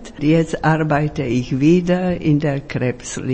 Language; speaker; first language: German; non-native, fluent; Slovak